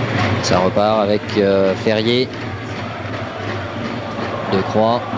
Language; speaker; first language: French; native; French